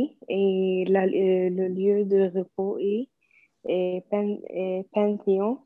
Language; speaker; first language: French; non-native, learner; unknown